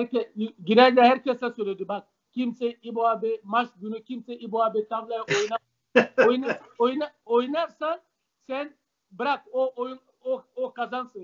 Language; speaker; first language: Turkish; non-native, learner; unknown